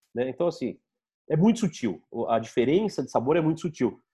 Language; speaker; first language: Portuguese; native; Portuguese